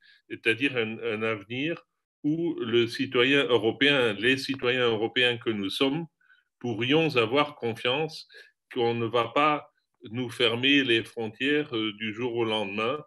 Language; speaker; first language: French; non-native, fluent; German